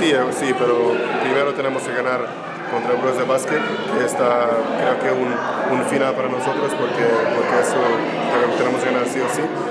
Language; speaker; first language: Spanish; non-native, fluent; Hungarian